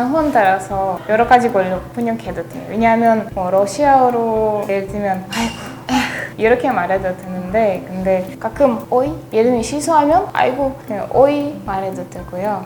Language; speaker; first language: Korean; non-native, learner; Russian